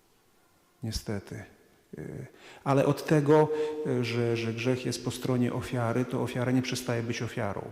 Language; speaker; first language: Polish; non-native, fluent; Ukrainian